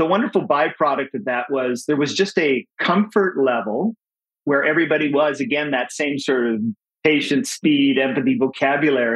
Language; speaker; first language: English; native; English